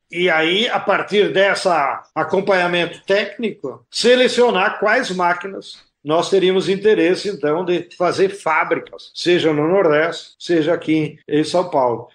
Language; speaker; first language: Portuguese; native; Portuguese